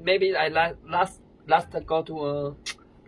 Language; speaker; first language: English; non-native, learner; Chinese